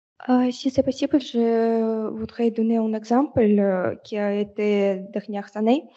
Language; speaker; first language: French; non-native, learner; Russian